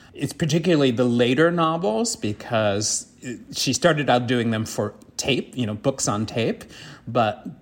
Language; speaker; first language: English; native; English